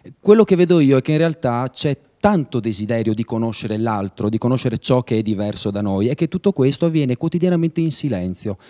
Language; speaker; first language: Italian; native; Italian